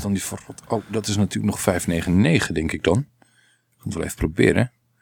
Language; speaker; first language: Dutch; native; Dutch